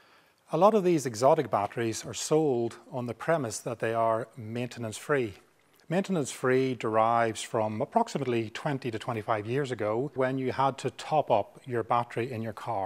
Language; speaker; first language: English; native; English